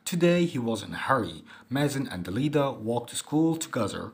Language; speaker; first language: English; non-native, fluent; Arabic